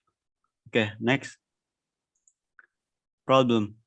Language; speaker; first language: English; non-native, learner; Indonesian